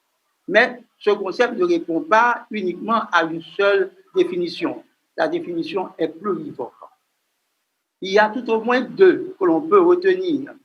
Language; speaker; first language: French; non-native, local second language; Haitian Creole